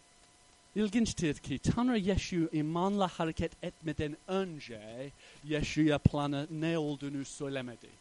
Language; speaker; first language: Turkish; non-native, fluent; English